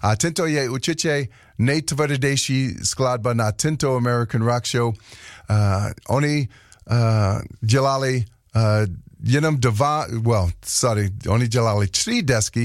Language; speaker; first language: Czech; non-native, learner; English